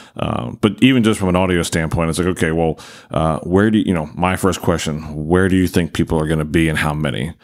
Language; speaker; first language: English; native; English